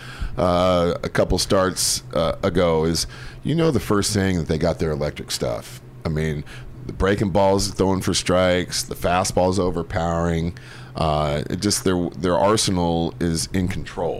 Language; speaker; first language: English; native; English